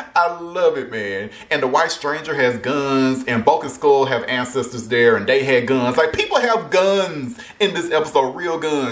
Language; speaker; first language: English; native; English